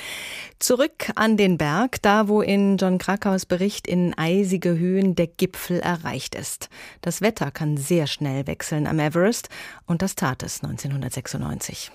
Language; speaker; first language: German; native; German